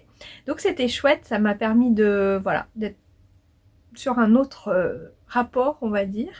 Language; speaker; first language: French; native; French